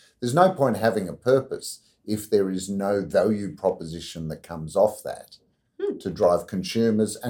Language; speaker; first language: English; native; English